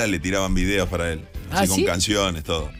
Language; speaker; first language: Spanish; native; Spanish